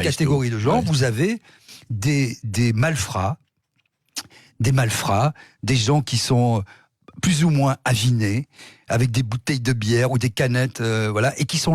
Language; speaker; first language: French; native; French